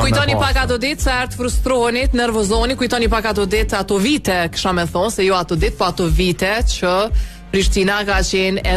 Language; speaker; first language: Albanian; native; Albanian